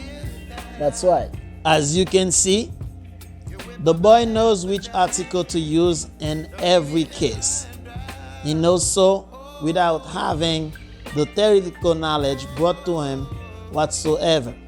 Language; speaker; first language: English; non-native, fluent; Haitian Creole